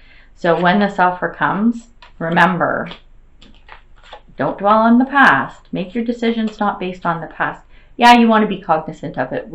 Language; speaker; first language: English; native; English